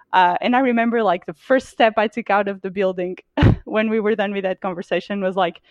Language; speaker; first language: English; non-native, fluent; Portuguese